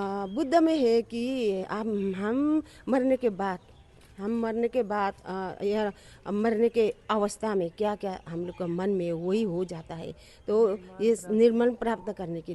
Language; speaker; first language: Hindi; non-native, learner; Nepali